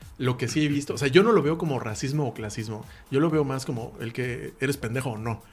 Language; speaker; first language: Spanish; native; Spanish